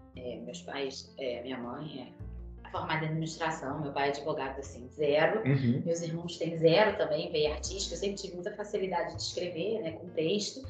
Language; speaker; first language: Portuguese; native; Portuguese